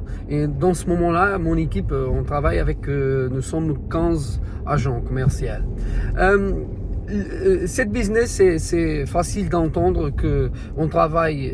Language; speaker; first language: French; non-native, learner; Portuguese